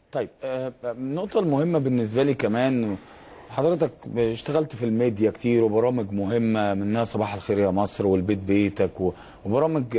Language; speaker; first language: Arabic; native; Arabic